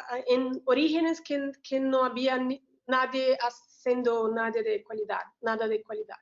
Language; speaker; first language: Spanish; non-native, learner; Portuguese